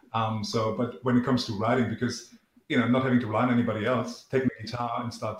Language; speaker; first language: English; non-native, fluent; German